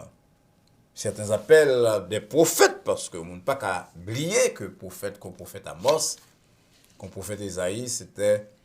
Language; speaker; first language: French; non-native, local second language; Haitian Creole